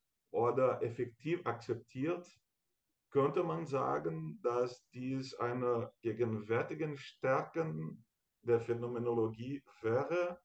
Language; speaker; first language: German; non-native, fluent; Portuguese